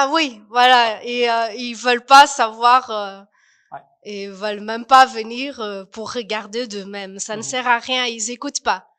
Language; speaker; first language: French; non-native, fluent; Portuguese